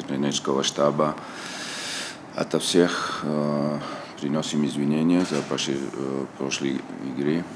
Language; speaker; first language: Russian; non-native, local second language; Tajik